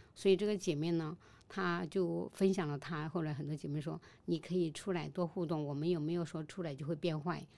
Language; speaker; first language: Chinese; native; Chinese